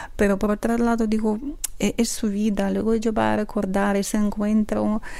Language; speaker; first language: Spanish; non-native, fluent; Ukrainian